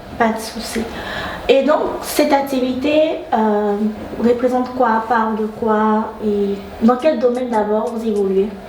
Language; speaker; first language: French; native; French